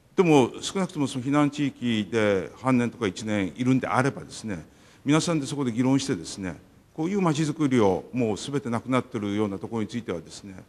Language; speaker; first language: Japanese; native; Japanese